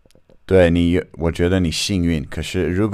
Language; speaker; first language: Chinese; non-native, learner; English